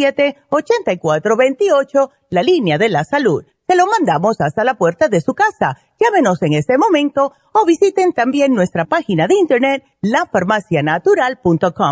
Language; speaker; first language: Spanish; native; Spanish